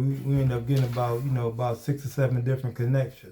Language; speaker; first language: English; native; English